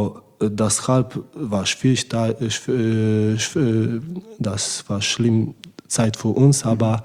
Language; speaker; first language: German; non-native, learner; Polish